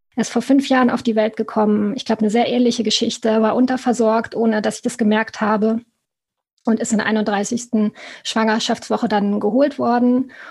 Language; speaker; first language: German; native; German